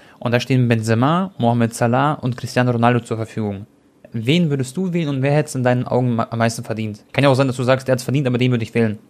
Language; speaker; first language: German; early bilingual, other home language; Croatian